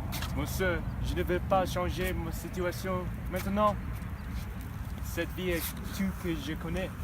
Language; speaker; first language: French; non-native, learner; English